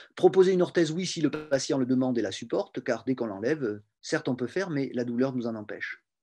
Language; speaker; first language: French; native; French